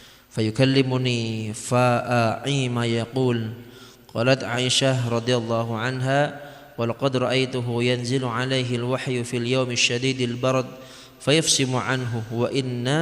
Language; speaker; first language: Arabic; non-native, fluent; Madurese